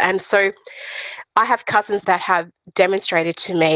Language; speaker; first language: English; native; English